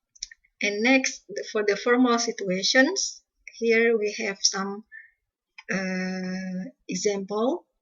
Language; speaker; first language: English; non-native, fluent; Indonesian